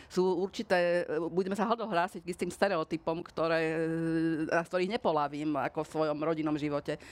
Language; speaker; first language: Slovak; native; Slovak